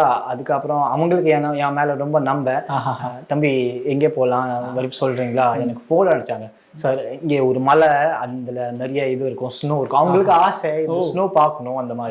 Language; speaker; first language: Tamil; non-native, learner; Kashmiri